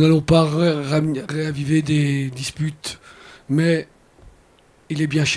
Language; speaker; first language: French; native; French